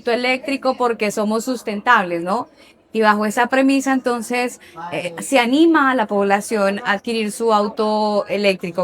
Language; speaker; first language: Spanish; native; Spanish